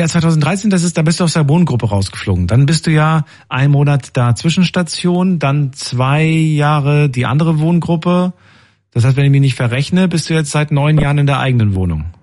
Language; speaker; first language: German; native; German